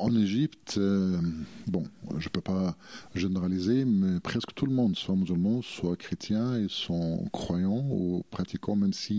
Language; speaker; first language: French; non-native, fluent; Arabic